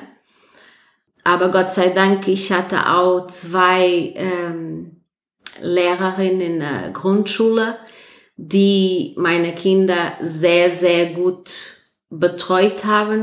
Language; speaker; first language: German; non-native, fluent; Portuguese